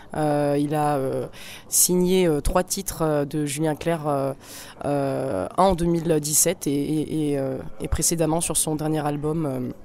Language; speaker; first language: French; native; French